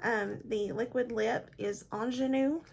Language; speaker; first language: English; native; English